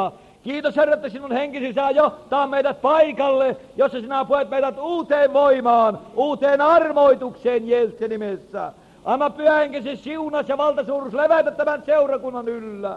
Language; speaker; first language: Finnish; native; Finnish